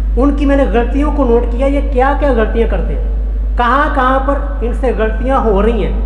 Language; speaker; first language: Urdu; non-native, local second language; Punjabi